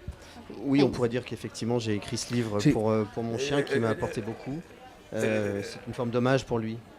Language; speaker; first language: French; native; French